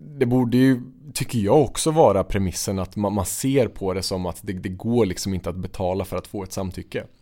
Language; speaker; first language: Swedish; native; Swedish